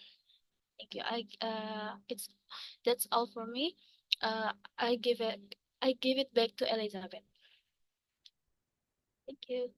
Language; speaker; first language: English; non-native, learner; Indonesian